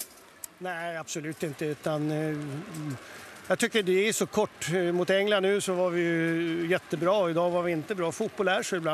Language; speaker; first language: Swedish; native; Swedish